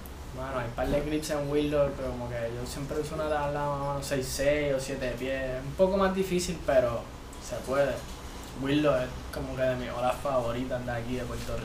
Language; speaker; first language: Spanish; native; Spanish